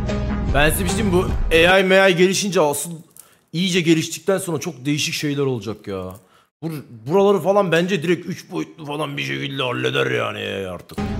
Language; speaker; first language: Turkish; native; Turkish